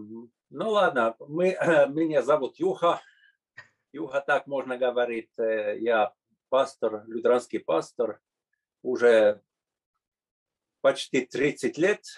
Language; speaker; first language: Russian; non-native, fluent; Finnish